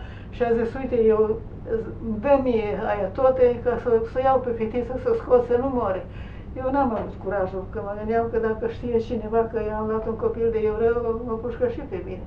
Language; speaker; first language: Romanian; native; Romanian